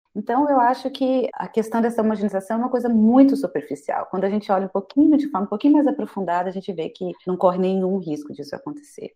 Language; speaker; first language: Portuguese; native; Portuguese